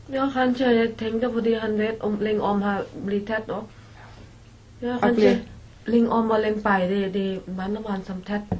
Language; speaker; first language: Norwegian; non-native, learner; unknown